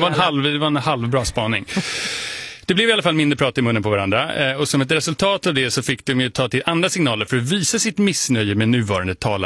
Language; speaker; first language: Swedish; native; Swedish